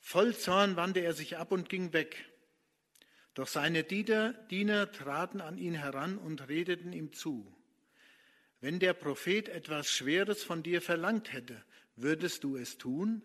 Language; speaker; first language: German; native; German